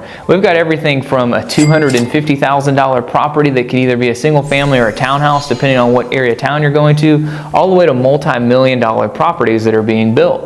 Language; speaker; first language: English; native; English